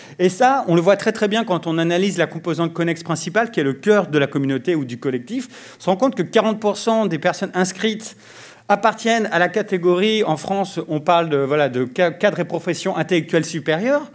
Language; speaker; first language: French; native; French